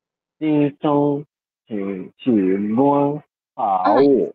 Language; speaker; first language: Chinese; non-native, learner; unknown